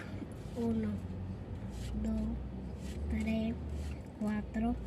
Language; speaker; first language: Spanish; early bilingual, other home language; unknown